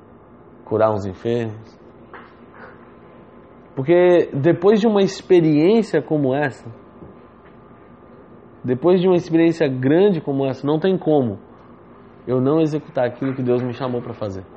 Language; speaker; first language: Portuguese; native; Portuguese